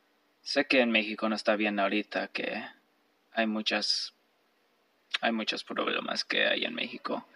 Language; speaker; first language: Spanish; early bilingual, heritage; Spanish